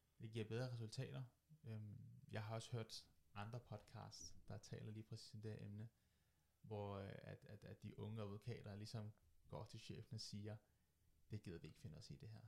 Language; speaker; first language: Danish; early bilingual, other home language; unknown